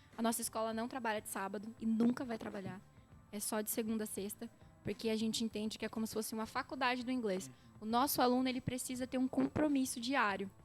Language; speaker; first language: Portuguese; native; Portuguese